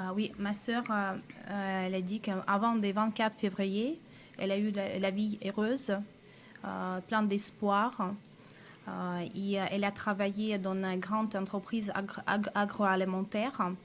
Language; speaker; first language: French; non-native, fluent; Russian